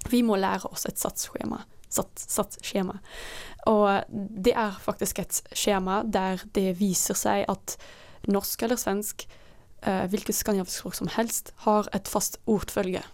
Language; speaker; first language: Norwegian; non-native, fluent; Dutch